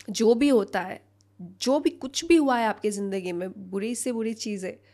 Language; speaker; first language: Hindi; non-native, local second language; Assamese